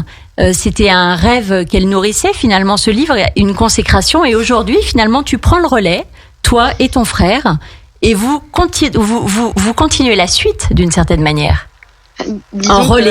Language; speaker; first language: French; native; French